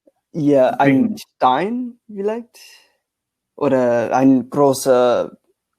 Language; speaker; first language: German; non-native, learner; English